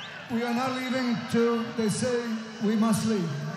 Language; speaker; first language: English; native; English